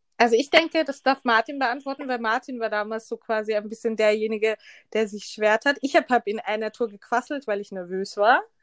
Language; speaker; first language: German; early bilingual, other home language; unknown